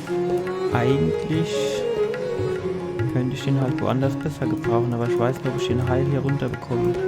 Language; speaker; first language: German; native; German